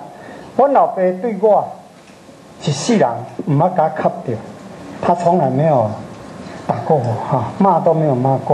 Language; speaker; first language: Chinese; non-native, local second language; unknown